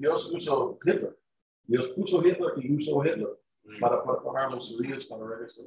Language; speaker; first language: Spanish; non-native, learner; English